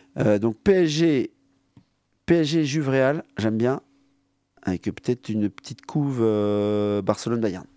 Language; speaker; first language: French; native; French